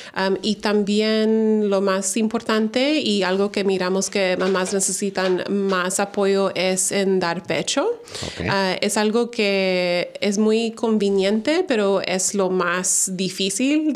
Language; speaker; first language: Spanish; early bilingual, heritage; Spanish